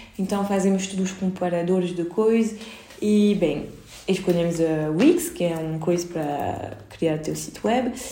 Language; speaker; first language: Portuguese; early bilingual, heritage; Portuguese